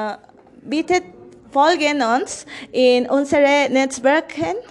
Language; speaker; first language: German; non-native, learner; Spanish